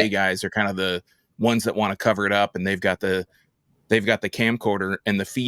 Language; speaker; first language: English; native; English